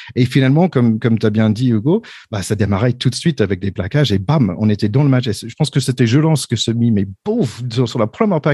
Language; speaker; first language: French; non-native, fluent; English